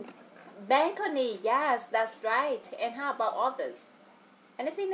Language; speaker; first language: English; non-native, fluent; Vietnamese